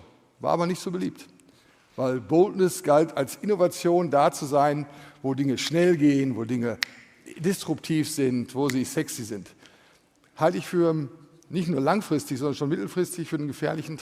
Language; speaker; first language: German; native; German